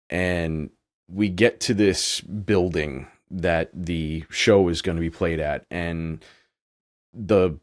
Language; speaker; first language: English; native; English